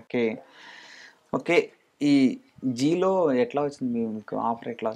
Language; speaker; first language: Telugu; native; Telugu